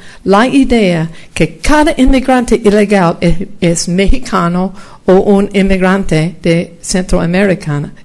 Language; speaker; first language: Spanish; non-native, fluent; English